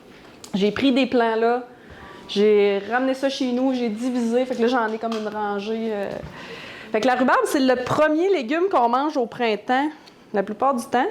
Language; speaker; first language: French; native; French